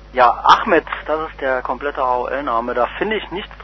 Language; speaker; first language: German; native; German